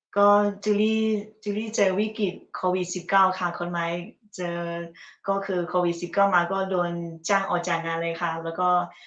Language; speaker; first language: Thai; early bilingual, other home language; Chinese